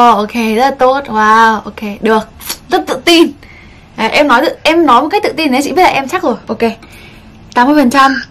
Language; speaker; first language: Vietnamese; native; Vietnamese